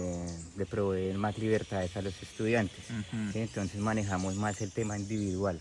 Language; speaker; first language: Spanish; native; Spanish